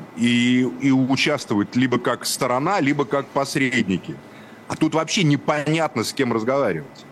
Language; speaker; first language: Russian; native; Russian